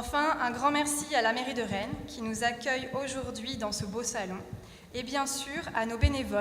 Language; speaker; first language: French; native; French